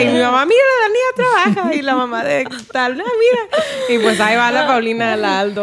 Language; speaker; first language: Spanish; early bilingual, heritage; Spanish